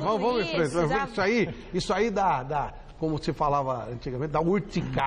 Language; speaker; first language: Portuguese; native; Portuguese